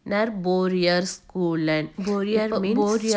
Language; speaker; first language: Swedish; non-native, learner; Tamil